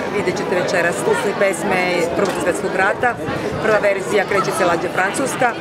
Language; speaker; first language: Serbian; native; Serbian